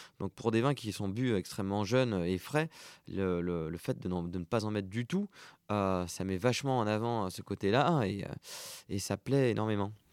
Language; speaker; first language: French; native; French